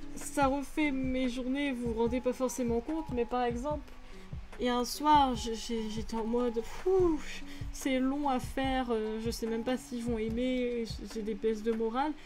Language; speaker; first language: French; native; French